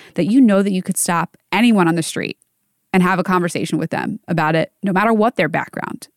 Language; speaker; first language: English; native; English